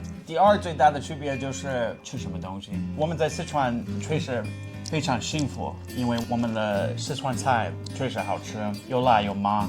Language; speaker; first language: Chinese; non-native, fluent; English